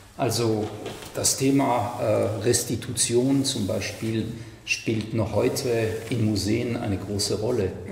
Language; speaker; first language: German; non-native, fluent; French